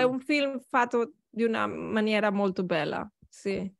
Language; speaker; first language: Italian; non-native, learner; Catalan